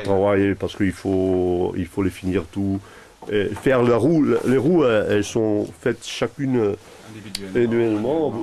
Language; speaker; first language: French; non-native, local second language; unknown